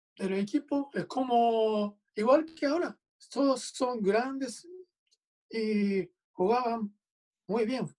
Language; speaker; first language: Spanish; non-native, fluent; Japanese